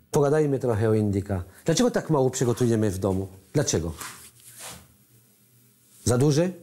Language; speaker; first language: Polish; non-native, learner; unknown